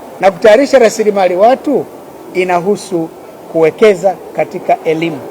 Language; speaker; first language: Swahili; native; Swahili